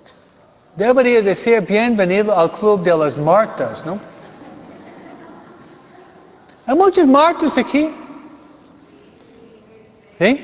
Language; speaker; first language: Spanish; non-native, fluent; English